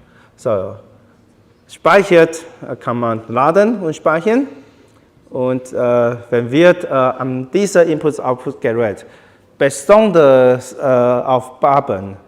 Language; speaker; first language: German; non-native, learner; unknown